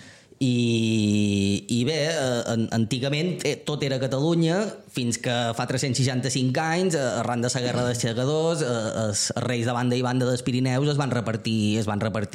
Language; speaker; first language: Catalan; native; Catalan